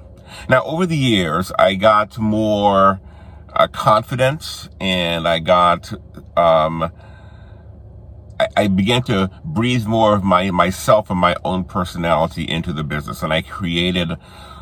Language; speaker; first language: English; native; English